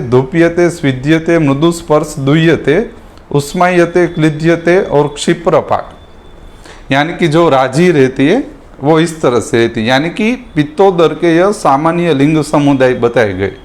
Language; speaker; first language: Hindi; non-native, local second language; Gujarati